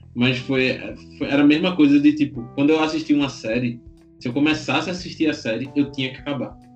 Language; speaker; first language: Portuguese; native; Portuguese